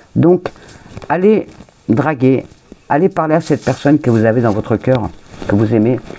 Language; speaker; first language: French; early bilingual, other home language; Portuguese